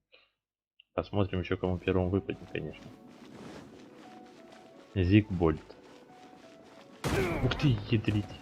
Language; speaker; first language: Russian; native; Russian